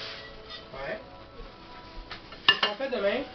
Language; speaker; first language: French; native; French